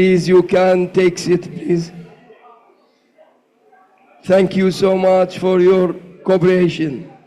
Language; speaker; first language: English; non-native, learner; Arabic